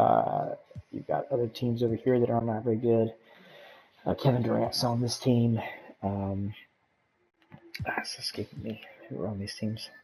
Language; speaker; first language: English; native; English